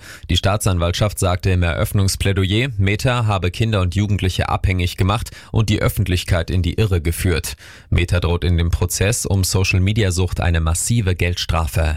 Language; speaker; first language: German; native; German